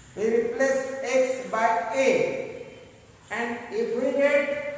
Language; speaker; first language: English; non-native, local second language; Marathi